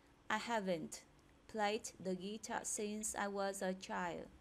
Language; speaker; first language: English; non-native, fluent; Vietnamese